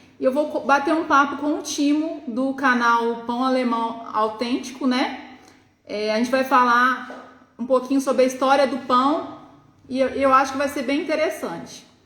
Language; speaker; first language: Portuguese; native; Portuguese